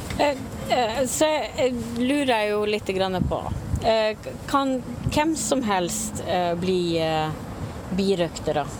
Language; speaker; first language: Norwegian; native; Norwegian